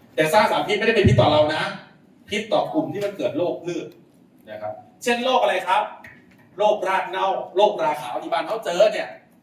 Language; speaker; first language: Thai; non-native, local second language; Lao